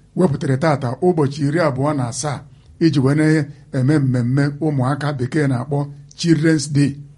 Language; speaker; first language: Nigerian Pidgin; non-native, local second language; Igbo